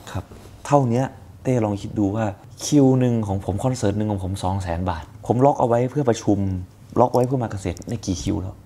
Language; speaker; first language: Thai; native; Thai